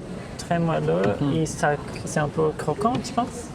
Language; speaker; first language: French; non-native, fluent; Portuguese